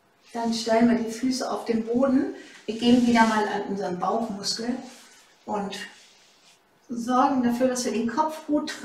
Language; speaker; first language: German; native; German